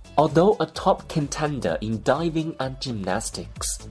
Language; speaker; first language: English; non-native, fluent; Chinese